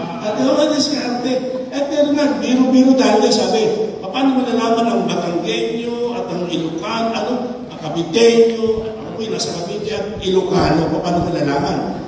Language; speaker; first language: Filipino; non-native, local second language; Iloko